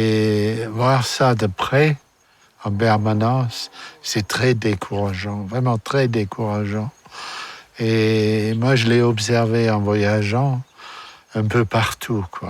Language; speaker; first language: French; non-native, fluent; German